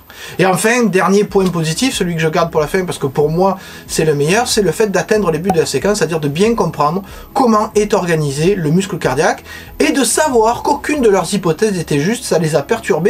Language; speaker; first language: French; native; French